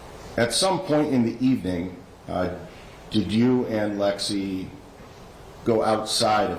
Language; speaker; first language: English; native; English